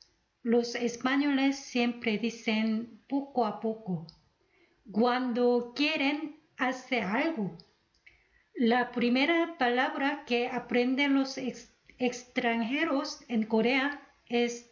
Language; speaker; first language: Spanish; non-native, fluent; Korean